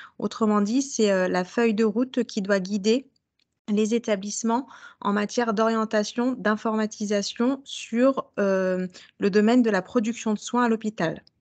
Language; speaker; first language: French; native; French